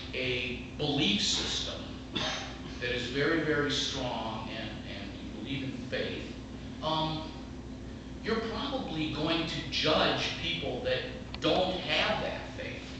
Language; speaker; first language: English; native; English